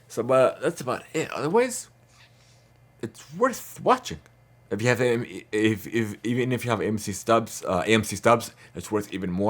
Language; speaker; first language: English; early bilingual, heritage; Arabic